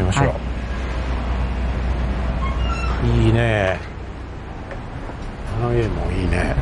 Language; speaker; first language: Japanese; non-native, fluent; English